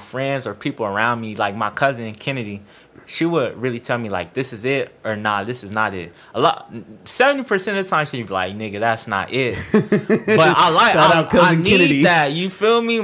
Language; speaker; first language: English; native; English